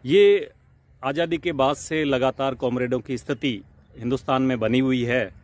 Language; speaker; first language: Hindi; native; Hindi